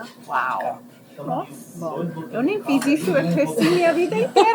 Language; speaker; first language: Portuguese; early bilingual, heritage; Portuguese